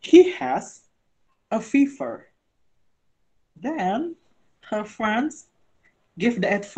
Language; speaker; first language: English; non-native, fluent; Indonesian